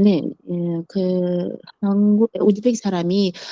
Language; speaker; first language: Korean; non-native, learner; Uzbek